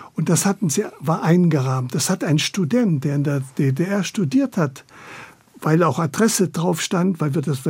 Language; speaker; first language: German; native; German